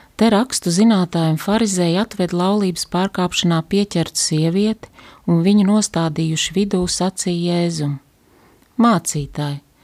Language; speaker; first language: Latvian; native; Latvian